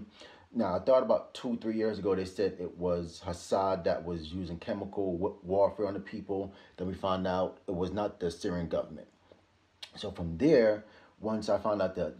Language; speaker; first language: English; native; English